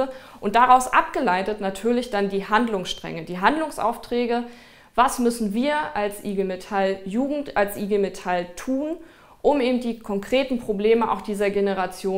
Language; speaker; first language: German; native; German